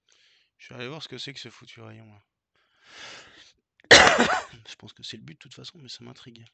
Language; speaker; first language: French; native; French